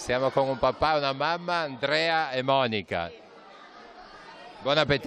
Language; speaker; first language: Italian; native; Italian